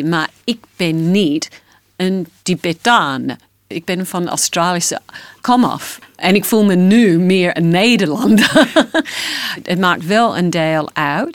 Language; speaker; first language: Dutch; non-native, fluent; English